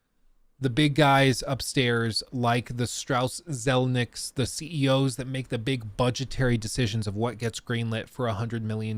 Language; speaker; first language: English; native; English